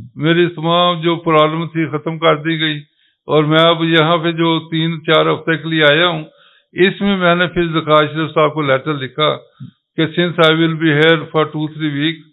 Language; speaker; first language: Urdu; non-native, local second language; Punjabi